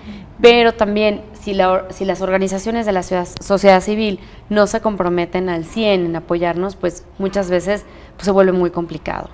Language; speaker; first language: Spanish; native; Spanish